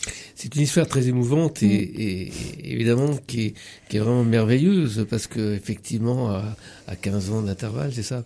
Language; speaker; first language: French; native; French